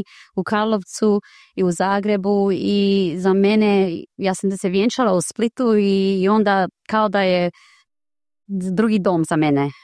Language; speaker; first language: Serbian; early bilingual, heritage; Croatian